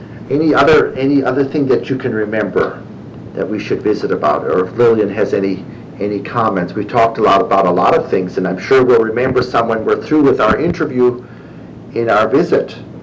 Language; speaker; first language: English; early bilingual, other home language; German